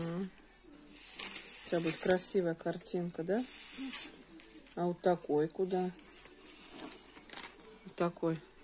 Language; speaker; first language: Russian; native; Russian